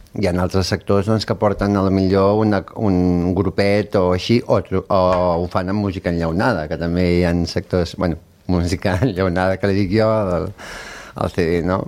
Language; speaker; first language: Catalan; native; Catalan